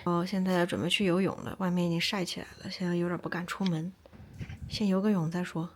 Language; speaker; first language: Chinese; native; Chinese